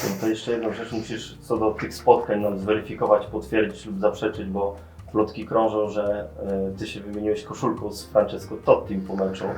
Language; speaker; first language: Polish; native; Polish